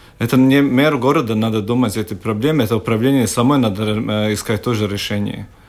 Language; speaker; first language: Russian; non-native, local second language; Latvian